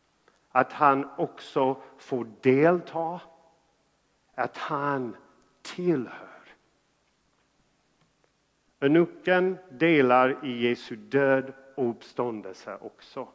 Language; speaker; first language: Swedish; non-native, fluent; English